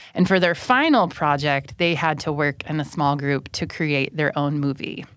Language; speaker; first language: English; native; English